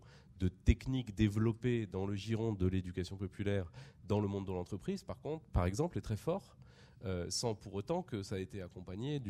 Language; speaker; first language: French; native; French